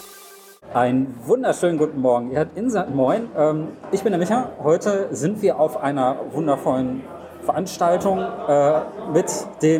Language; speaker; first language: German; native; German